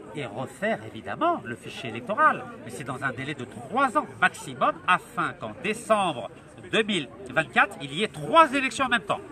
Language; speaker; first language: French; non-native, local second language; Arabic